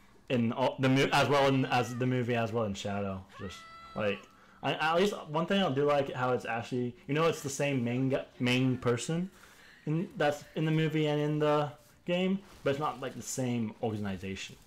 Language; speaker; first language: English; native; English